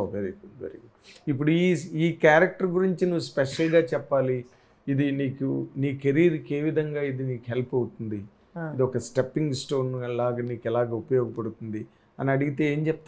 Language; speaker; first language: Telugu; native; Telugu